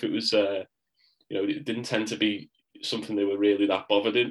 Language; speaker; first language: English; native; English